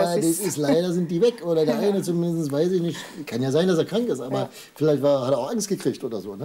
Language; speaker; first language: German; native; German